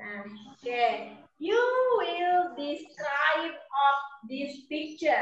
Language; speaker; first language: English; non-native, learner; Indonesian